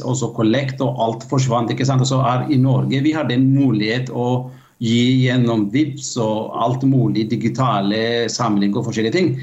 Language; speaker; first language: Norwegian; non-native, fluent; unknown